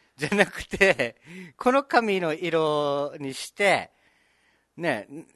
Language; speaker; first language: Japanese; native; Japanese